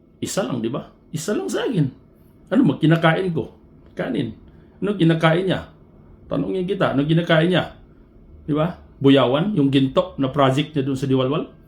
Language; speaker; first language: Filipino; non-native, local second language; Cebuano